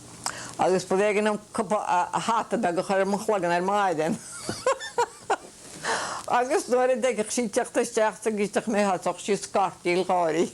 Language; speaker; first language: Irish; native; Irish